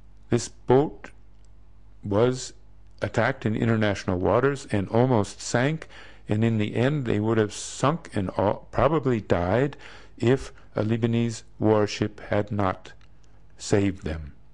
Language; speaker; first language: English; native; English